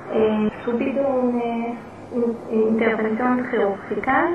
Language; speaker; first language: Spanish; non-native, learner; Hebrew